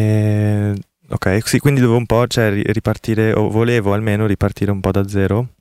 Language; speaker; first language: Italian; early bilingual, other home language; Korean